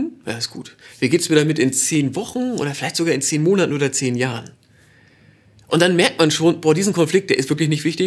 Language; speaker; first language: German; native; German